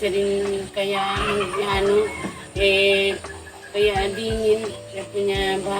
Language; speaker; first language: Indonesian; non-native, local second language; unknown